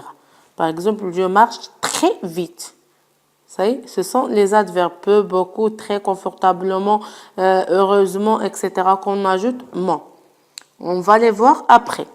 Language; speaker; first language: French; non-native, local second language; Arabic